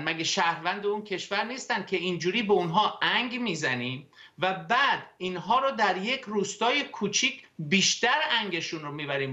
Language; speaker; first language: Persian; native; Persian